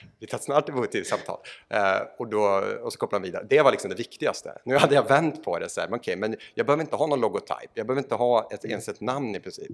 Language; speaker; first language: Swedish; native; Swedish